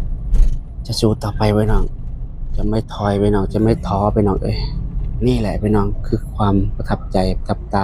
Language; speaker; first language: Thai; non-native, local second language; Lao